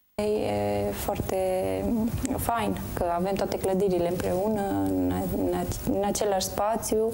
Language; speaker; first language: Romanian; early bilingual, heritage; Romanian